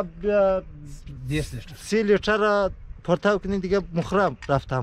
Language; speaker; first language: Persian; native; Persian